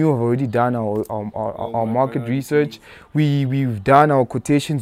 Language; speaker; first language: English; non-native, local second language; Tsonga